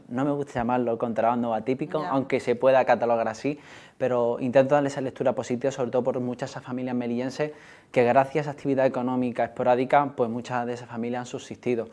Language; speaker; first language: Spanish; native; Spanish